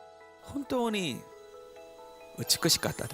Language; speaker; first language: Japanese; non-native, learner; Korean